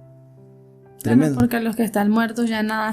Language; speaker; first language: Spanish; native; Spanish